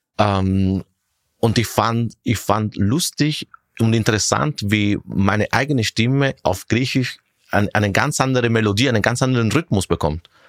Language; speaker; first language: German; non-native, fluent; Italian